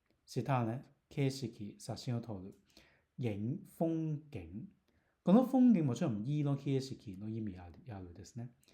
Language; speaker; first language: Japanese; non-native, fluent; Cantonese